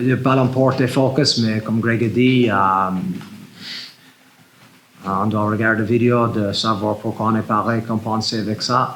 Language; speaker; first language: French; non-native, learner; English